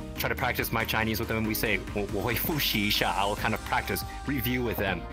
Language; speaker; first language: English; native; English